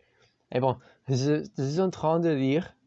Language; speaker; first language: French; non-native, learner; Spanish